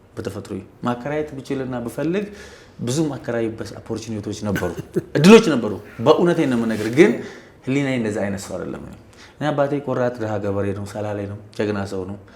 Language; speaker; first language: Amharic; native; Amharic